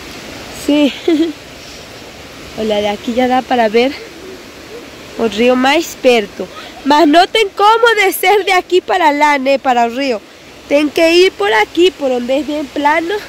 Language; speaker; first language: Portuguese; non-native, local second language; Spanish